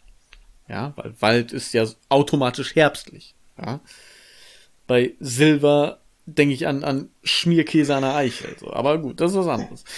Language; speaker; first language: German; native; German